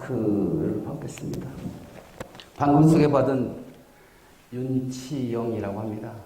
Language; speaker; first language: Korean; native; Korean